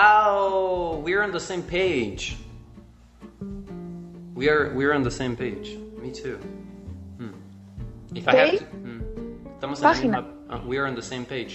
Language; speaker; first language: English; non-native, fluent; Spanish